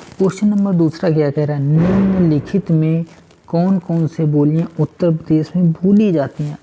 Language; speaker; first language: Hindi; native; Hindi